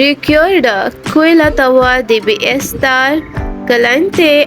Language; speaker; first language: Spanish; non-native, learner; Urdu